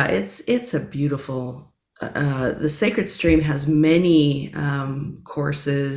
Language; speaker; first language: English; native; English